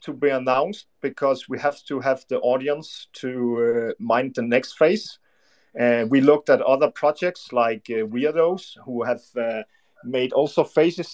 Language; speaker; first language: English; non-native, fluent; Danish